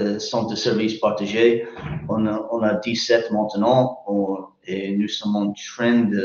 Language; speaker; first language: French; non-native, fluent; English